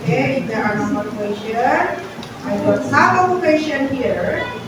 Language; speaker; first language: English; non-native, fluent; Indonesian